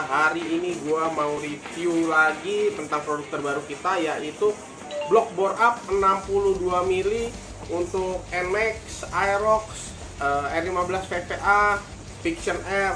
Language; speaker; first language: Indonesian; native; Indonesian